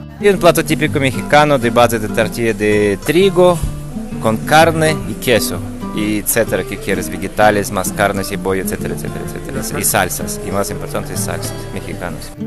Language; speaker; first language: Spanish; non-native, learner; Russian